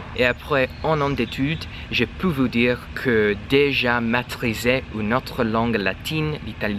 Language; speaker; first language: French; non-native, learner; English